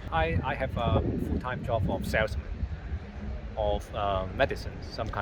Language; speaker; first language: English; non-native, learner; Cantonese